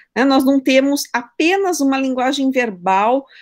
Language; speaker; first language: Portuguese; native; Portuguese